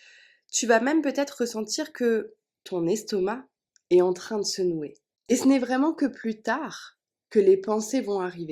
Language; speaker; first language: French; native; French